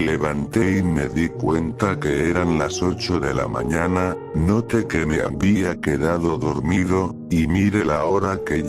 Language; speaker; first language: Spanish; native; Spanish